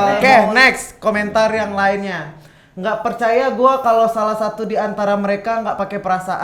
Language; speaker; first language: Indonesian; native; Indonesian